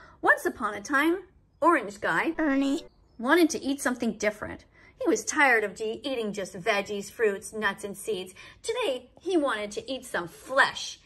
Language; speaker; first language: English; native; English